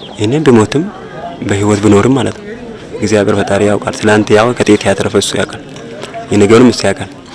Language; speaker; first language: Amharic; non-native, local second language; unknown